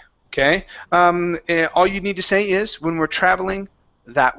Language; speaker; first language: English; native; English